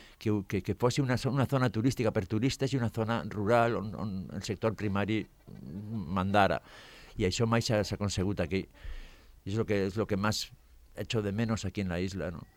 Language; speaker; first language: Catalan; non-native, fluent; Basque